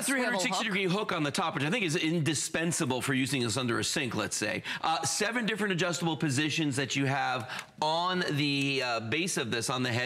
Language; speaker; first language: English; native; English